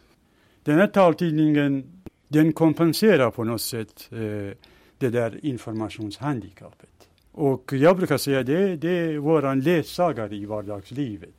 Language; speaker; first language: Swedish; non-native, fluent; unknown